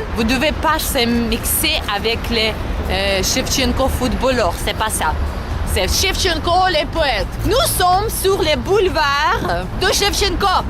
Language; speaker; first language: French; non-native, learner; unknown